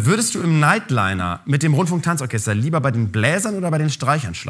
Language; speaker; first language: German; native; German